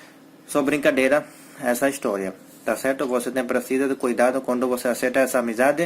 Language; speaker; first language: Portuguese; non-native, learner; Hindi